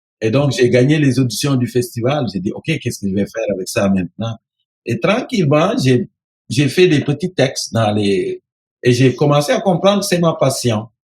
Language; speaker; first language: French; non-native, local second language; Serer